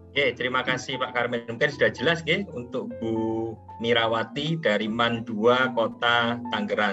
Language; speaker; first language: Indonesian; non-native, local second language; Javanese